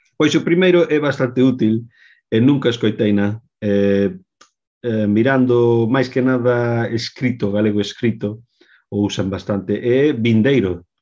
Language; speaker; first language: Galician; non-native, local second language; Spanish